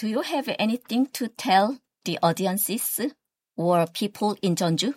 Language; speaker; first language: English; non-native, fluent; Korean